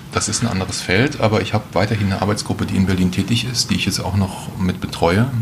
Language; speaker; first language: German; native; German